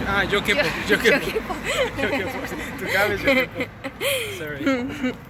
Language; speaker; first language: Spanish; native; Spanish